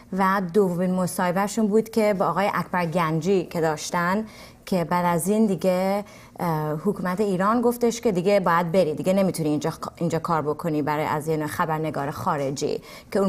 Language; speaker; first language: Persian; early bilingual, heritage; Persian